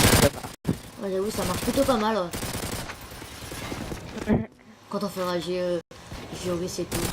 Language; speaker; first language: French; native; French